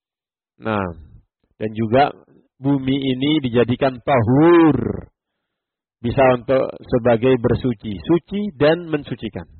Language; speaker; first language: Indonesian; native; Indonesian